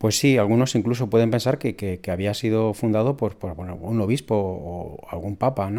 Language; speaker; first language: Spanish; native; Spanish